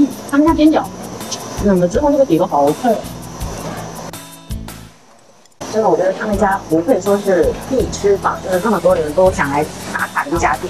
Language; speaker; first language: Chinese; native; Chinese